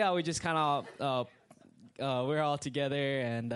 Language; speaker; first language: English; native; English